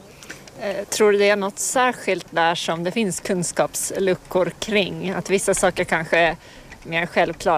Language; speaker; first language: Swedish; native; Swedish